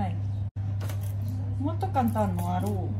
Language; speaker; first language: Japanese; non-native, learner; Ukrainian